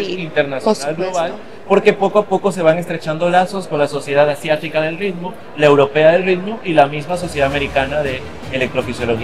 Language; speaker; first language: Spanish; native; Spanish